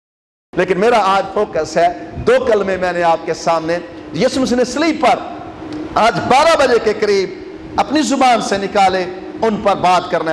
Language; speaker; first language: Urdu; non-native, local second language; Punjabi